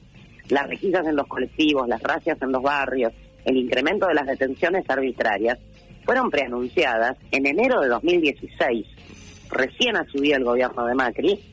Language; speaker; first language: Spanish; native; Spanish